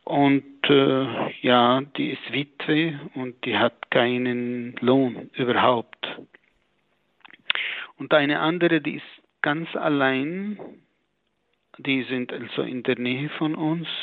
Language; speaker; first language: German; non-native, fluent; Arabic